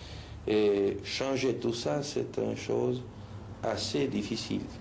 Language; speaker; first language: French; non-native, fluent; Spanish